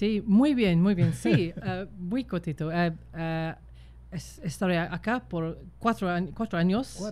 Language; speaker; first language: Spanish; non-native, fluent; English